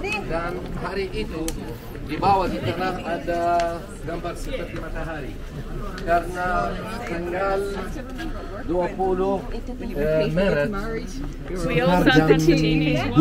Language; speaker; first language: Indonesian; non-native, learner; Arabic